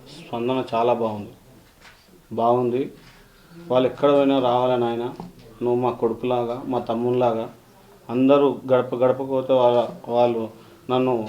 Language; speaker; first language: Telugu; native; Telugu